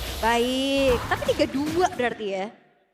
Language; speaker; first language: Indonesian; native; Indonesian